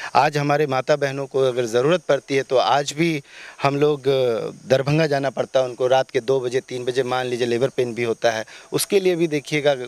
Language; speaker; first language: Hindi; native; Hindi